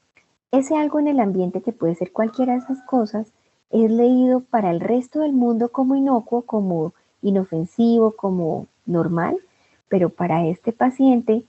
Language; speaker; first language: Spanish; native; Spanish